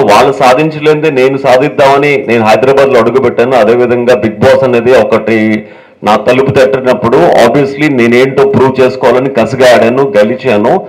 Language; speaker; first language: Telugu; native; Telugu